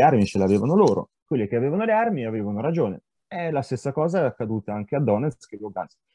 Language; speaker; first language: Italian; non-native, fluent; Ukrainian